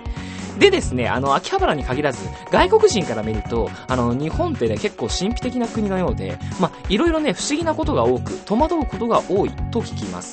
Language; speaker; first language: Japanese; native; Japanese